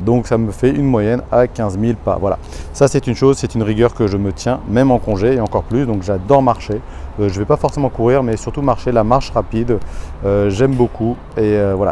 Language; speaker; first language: French; early bilingual, other home language; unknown